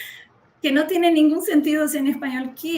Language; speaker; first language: Spanish; early bilingual, heritage; Spanish